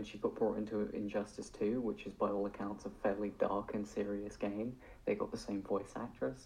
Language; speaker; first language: English; native; English